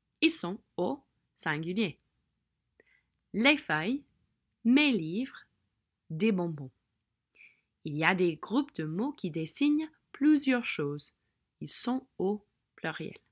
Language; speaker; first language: French; non-native, fluent; English